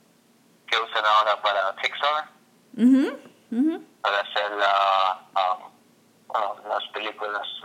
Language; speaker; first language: Spanish; non-native, fluent; English